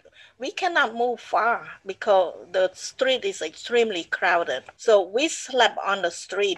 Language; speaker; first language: English; non-native, fluent; Khmer